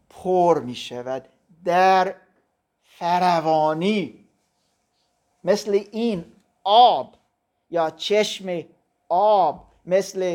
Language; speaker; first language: Persian; non-native, fluent; German